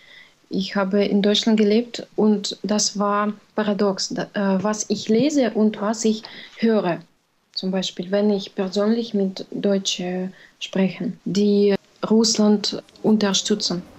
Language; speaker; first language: German; non-native, fluent; Russian